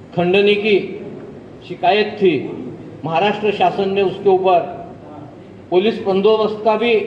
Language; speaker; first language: Hindi; non-native, local second language; Marathi